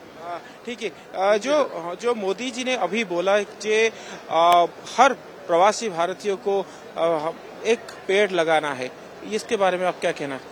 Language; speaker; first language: Hindi; non-native, local second language; Odia